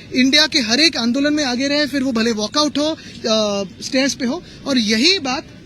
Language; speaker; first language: Hindi; non-native, local second language; Marathi